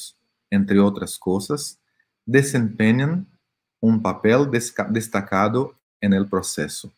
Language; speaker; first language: Spanish; non-native, fluent; Portuguese